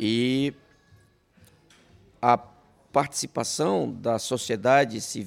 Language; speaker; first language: French; non-native, learner; Portuguese